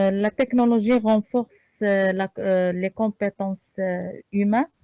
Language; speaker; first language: French; non-native, learner; Arabic